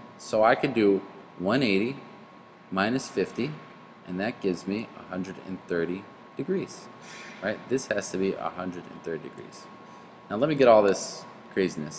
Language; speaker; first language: English; native; English